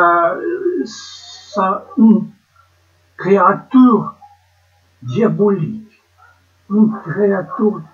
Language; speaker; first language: French; non-native, learner; Ukrainian